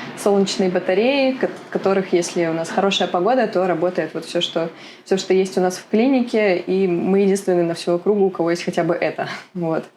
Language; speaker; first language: Russian; native; Russian